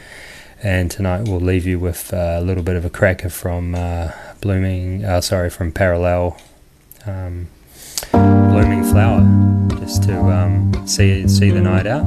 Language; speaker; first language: English; native; English